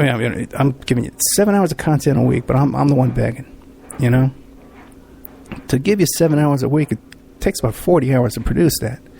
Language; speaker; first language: English; native; English